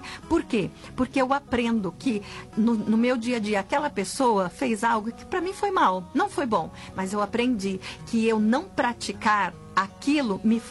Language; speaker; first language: Portuguese; native; Portuguese